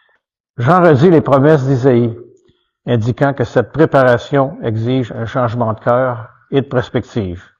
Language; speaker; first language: French; native; French